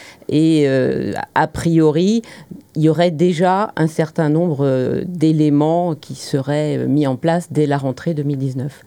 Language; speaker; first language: French; native; French